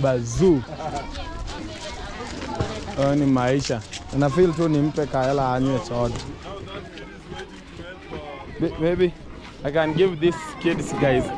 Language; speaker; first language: English; non-native, learner; Swahili